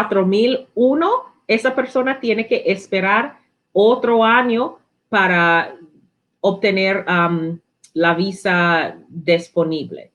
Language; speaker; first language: Spanish; non-native, learner; English